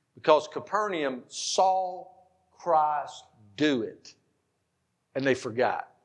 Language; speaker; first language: English; native; English